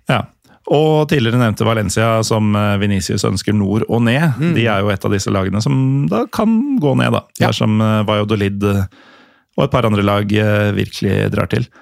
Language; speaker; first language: Norwegian; native; Norwegian